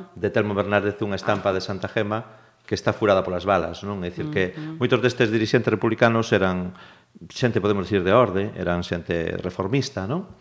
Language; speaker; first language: Galician; native; Galician